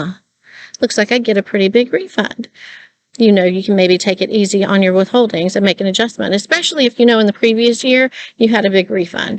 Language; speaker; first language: English; native; English